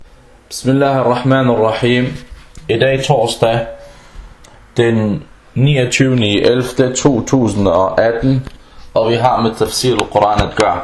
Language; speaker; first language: Danish; non-native, fluent; Arabic